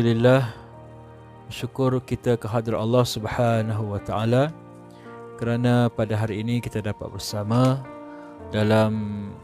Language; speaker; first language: Malay; native; Malay